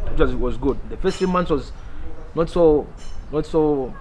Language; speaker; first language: English; non-native, local second language; Bemba